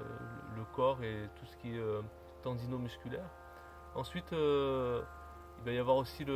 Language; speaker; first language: French; native; French